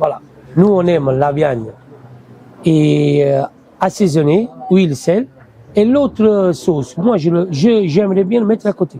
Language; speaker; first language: French; non-native, fluent; Italian